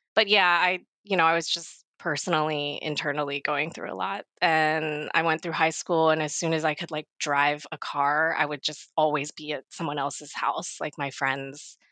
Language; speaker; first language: English; native; English